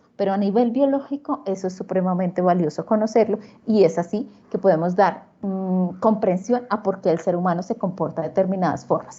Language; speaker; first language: Spanish; native; Spanish